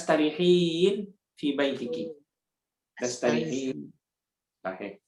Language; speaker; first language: Arabic; non-native, fluent; Malay